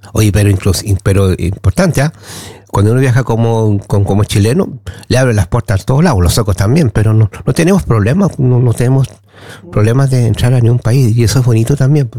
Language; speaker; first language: Spanish; native; Spanish